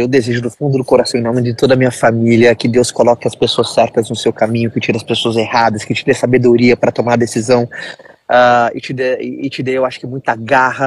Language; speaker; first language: Portuguese; native; Portuguese